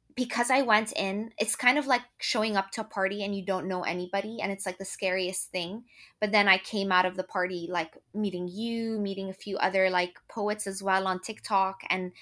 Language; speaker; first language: English; non-native, fluent; Arabic